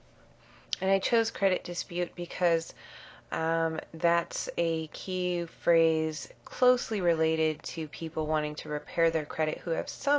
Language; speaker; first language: English; native; English